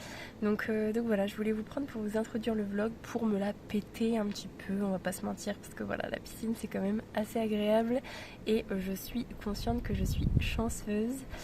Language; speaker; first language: French; native; French